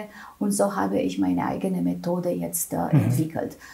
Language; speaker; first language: German; non-native, fluent; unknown